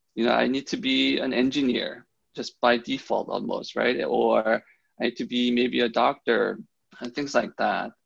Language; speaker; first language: English; early bilingual, other home language; Korean